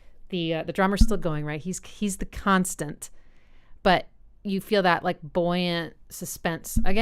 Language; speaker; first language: English; native; English